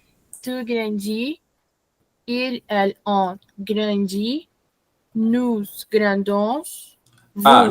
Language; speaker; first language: French; non-native, learner; Portuguese